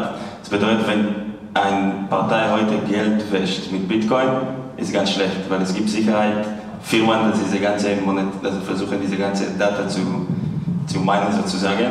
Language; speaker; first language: German; non-native, fluent; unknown